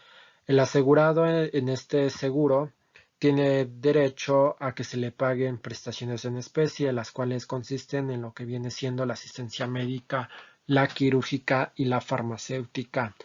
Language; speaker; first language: Spanish; native; Spanish